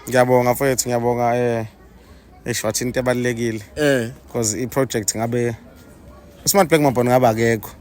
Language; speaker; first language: Zulu; native; Zulu